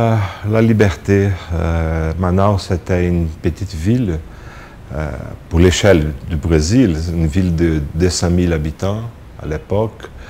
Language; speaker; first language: French; non-native, fluent; Portuguese